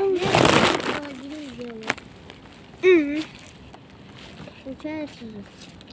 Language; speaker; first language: Russian; native; Russian